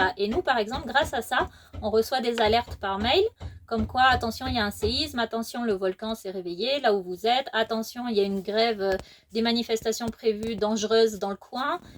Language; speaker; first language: French; native; French